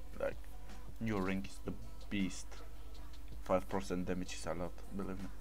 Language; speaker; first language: English; non-native, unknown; Bulgarian